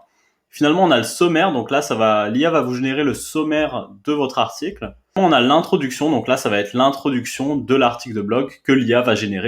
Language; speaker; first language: French; native; French